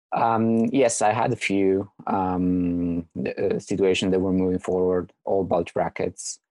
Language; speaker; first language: English; non-native, fluent; Italian